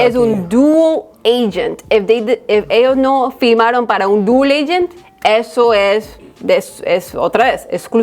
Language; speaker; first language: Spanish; early bilingual, heritage; Spanish